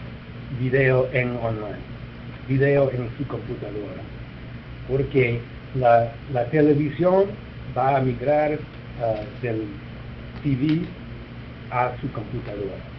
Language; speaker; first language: Spanish; non-native, learner; English